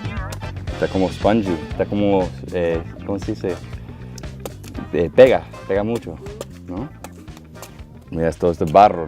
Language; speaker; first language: Spanish; early bilingual, heritage; English